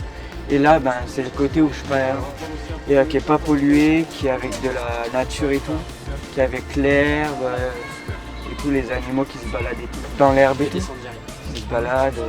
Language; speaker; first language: French; native; French